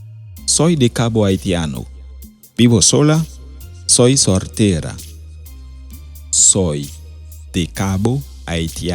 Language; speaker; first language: Spanish; non-native, fluent; Haitian Creole